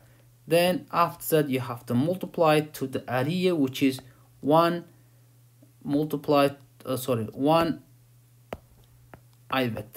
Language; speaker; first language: English; non-native, fluent; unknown